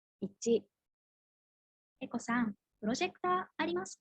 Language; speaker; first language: Japanese; non-native, learner; Indonesian